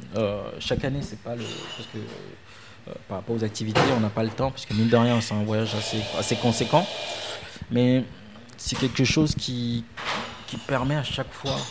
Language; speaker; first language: French; non-native, local second language; Ewe